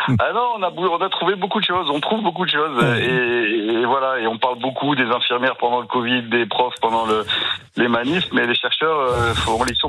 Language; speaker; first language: French; native; French